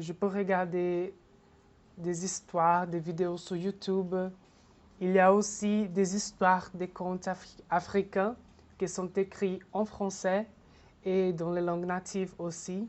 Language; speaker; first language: French; non-native, fluent; Portuguese